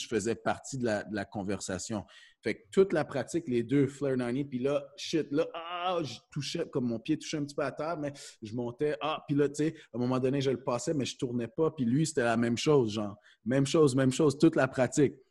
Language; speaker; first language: French; early bilingual, heritage; French